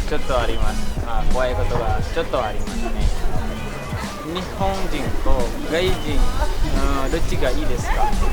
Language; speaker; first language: Japanese; non-native, learner; Indonesian